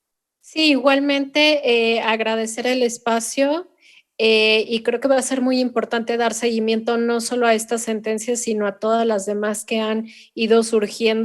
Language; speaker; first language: Spanish; native; Spanish